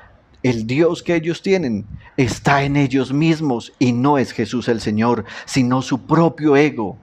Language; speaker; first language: Spanish; native; Spanish